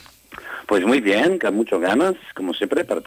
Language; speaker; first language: Spanish; non-native, fluent; English